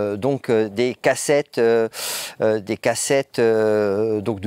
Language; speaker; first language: French; native; French